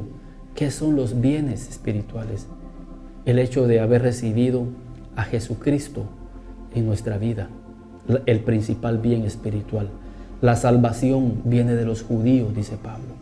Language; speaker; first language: Spanish; native; Spanish